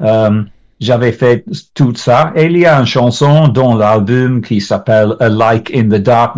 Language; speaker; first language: French; non-native, learner; English